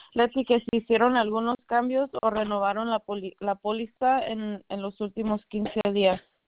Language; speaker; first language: Spanish; early bilingual, heritage; Spanish